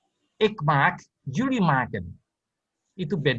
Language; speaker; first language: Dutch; non-native, fluent; Indonesian